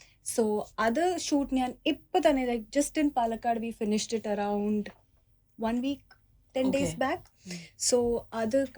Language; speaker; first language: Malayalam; early bilingual, heritage; Malayalam